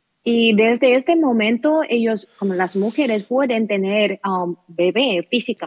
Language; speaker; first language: Spanish; non-native, learner; Korean